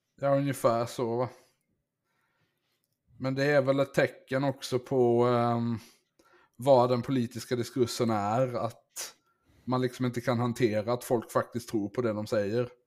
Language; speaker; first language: Swedish; native; Swedish